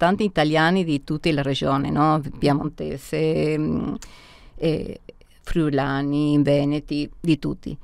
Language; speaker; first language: Italian; early bilingual, heritage; Spanish